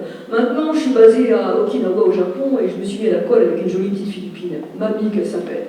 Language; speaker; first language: French; native; French